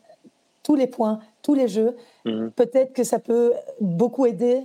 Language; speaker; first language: French; native; French